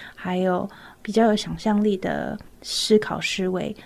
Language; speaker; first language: Chinese; early bilingual, heritage; Chinese